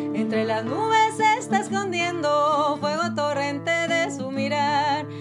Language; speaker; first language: French; non-native, fluent; Spanish